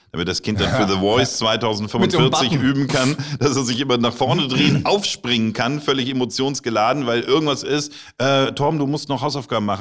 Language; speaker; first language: German; native; German